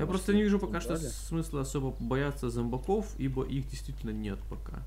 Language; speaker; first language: Russian; native; Russian